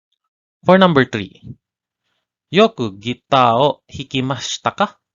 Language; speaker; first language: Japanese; non-native, learner; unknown